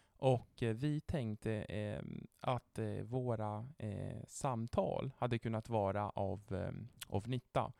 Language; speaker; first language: Swedish; non-native, fluent; Italian